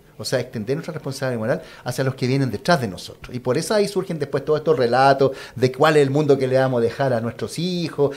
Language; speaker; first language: Spanish; native; Spanish